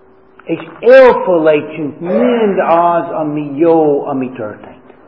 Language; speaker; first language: Hungarian; non-native, fluent; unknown